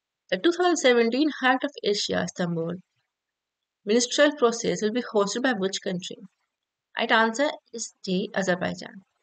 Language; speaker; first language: English; non-native, local second language; Urdu